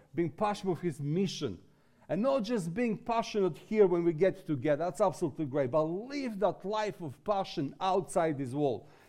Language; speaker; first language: English; non-native, fluent; Serbian